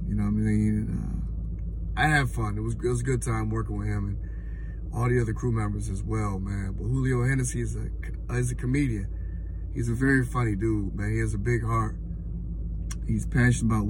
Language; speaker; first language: English; native; English